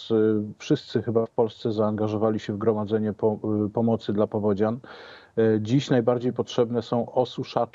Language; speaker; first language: Polish; native; Polish